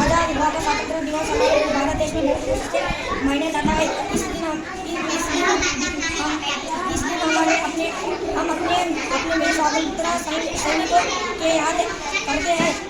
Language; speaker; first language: Hindi; non-native, local second language; Kannada